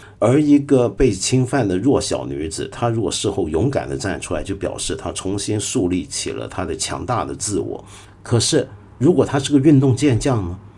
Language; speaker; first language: Chinese; non-native, local second language; Cantonese